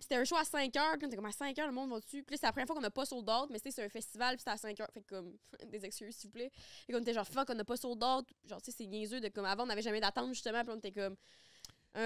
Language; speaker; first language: French; native; French